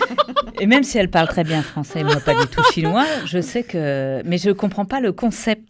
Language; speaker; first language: French; native; French